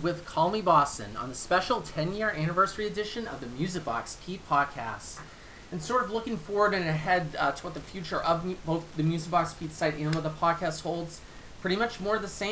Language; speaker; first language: English; native; English